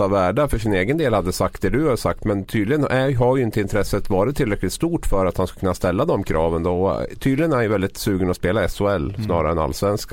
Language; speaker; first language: Swedish; native; Swedish